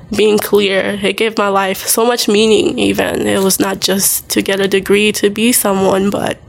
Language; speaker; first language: English; early bilingual, other home language; Haitian Creole